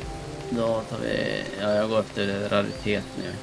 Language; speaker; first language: Swedish; native; Swedish